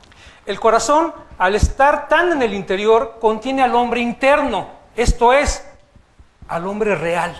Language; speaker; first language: Spanish; native; Spanish